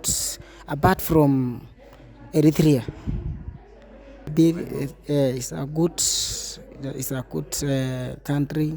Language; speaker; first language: English; non-native, learner; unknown